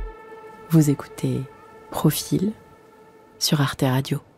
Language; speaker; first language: French; native; French